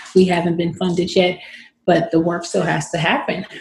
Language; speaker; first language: English; native; English